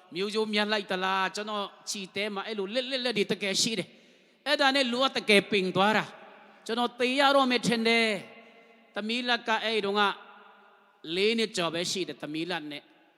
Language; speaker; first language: Burmese; non-native, local second language; Tedim Chin